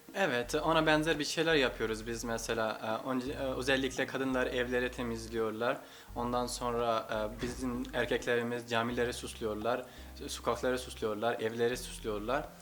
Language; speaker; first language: Turkish; non-native, fluent; Urdu